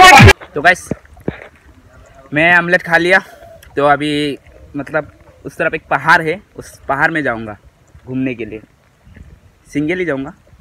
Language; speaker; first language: Hindi; non-native, local second language; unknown